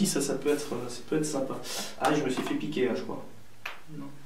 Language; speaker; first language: French; native; French